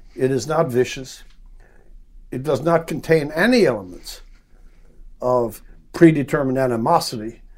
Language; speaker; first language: English; native; English